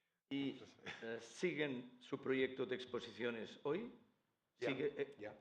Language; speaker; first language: Spanish; non-native, local second language; Catalan